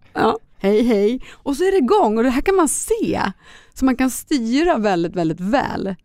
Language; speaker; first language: Swedish; native; Swedish